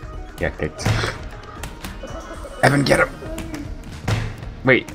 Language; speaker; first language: English; native; English